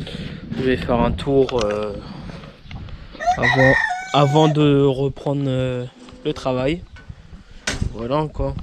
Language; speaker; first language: French; native; French